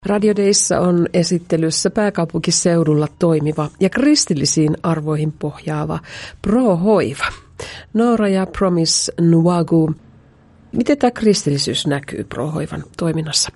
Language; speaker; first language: Finnish; native; Finnish